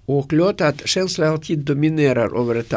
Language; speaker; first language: Swedish; non-native, learner; Russian